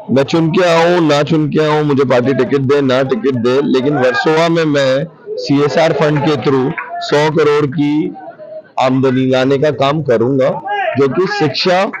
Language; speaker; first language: Hindi; native; Hindi